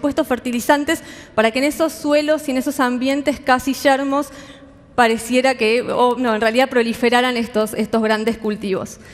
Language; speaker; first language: Spanish; native; Spanish